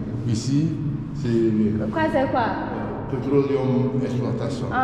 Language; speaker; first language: English; non-native, learner; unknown